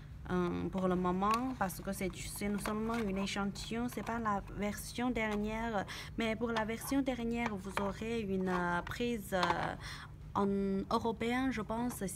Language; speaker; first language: French; non-native, learner; Chinese